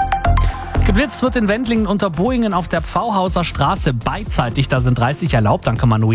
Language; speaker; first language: German; native; German